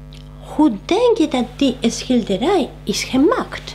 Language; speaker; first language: Dutch; non-native, fluent; Spanish